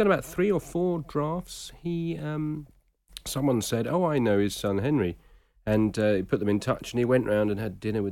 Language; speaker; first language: English; native; English